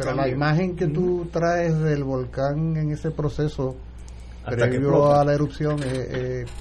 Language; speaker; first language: Spanish; native; Spanish